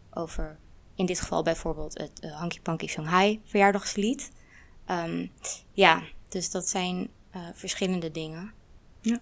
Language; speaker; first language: Dutch; early bilingual, other home language; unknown